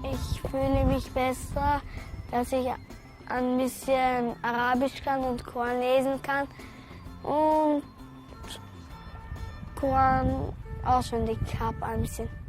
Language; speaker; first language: German; early bilingual, other home language; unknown